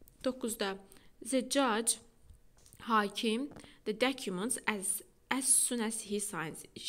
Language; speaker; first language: English; non-native, fluent; Azerbaijani